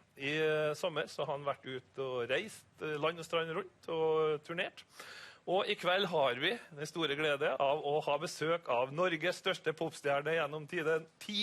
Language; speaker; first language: Norwegian; native; Norwegian